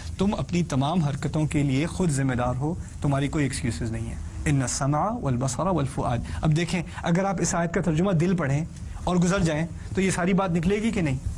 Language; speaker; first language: Urdu; early bilingual, heritage; Urdu